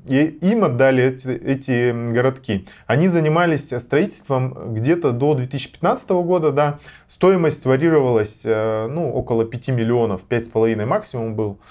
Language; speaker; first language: Russian; native; Russian